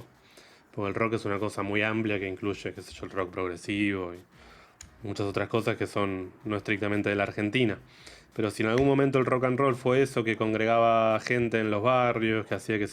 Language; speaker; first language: Spanish; native; Spanish